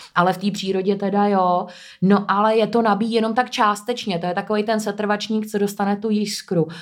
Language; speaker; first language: Czech; native; Czech